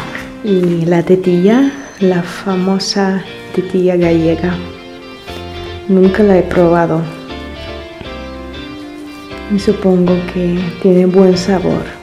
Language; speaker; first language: Spanish; non-native, fluent; Russian